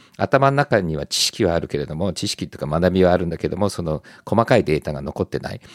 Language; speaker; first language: Japanese; native; Japanese